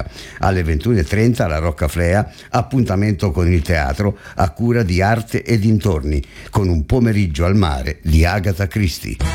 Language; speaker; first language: Italian; native; Italian